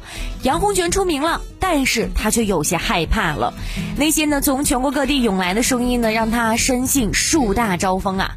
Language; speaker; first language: Chinese; native; Chinese